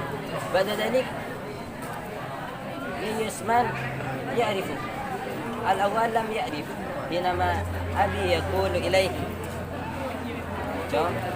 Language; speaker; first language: Arabic; non-native, learner; Indonesian